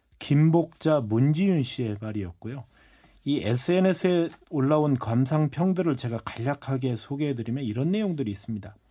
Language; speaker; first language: Korean; native; Korean